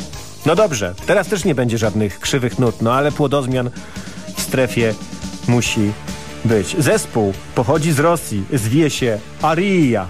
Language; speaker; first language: Polish; native; Polish